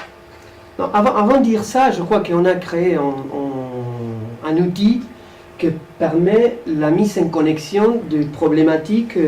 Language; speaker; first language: French; non-native, fluent; Spanish